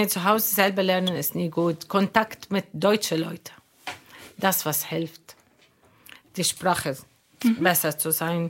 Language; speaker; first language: German; non-native, learner; Arabic